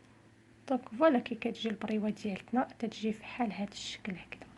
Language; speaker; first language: Arabic; native; Arabic